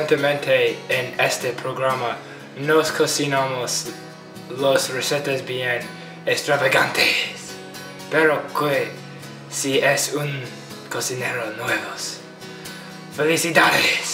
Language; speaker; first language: Spanish; non-native, learner; English